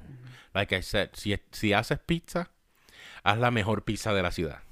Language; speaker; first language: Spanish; early bilingual, heritage; Spanish